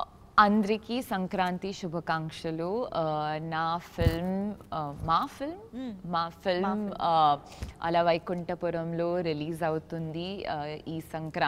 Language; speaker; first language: Telugu; non-native, learner; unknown